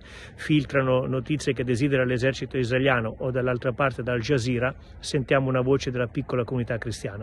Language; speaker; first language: Italian; native; Italian